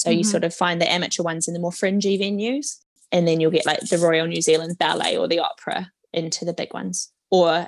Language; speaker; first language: English; native; English